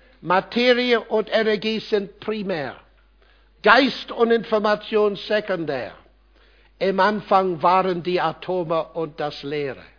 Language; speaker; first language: German; non-native, fluent; English